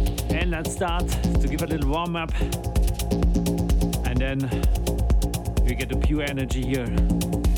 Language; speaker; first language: English; non-native, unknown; German